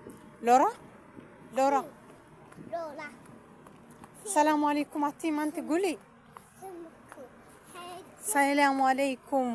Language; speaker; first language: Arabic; non-native, learner; Amharic